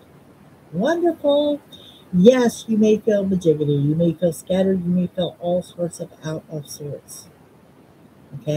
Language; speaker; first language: English; native; English